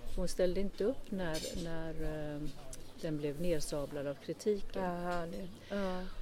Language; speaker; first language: Swedish; early bilingual, other home language; Estonian